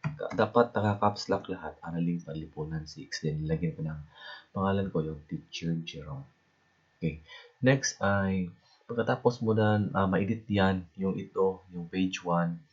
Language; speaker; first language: Filipino; non-native, local second language; Cebuano